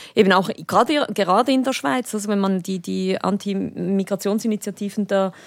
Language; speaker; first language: German; native; German